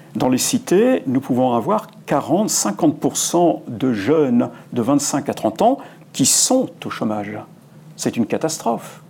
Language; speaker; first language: French; native; French